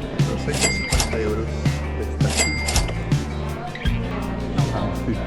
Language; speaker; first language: Spanish; non-native, fluent; Portuguese